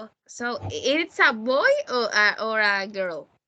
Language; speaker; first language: English; non-native, fluent; Spanish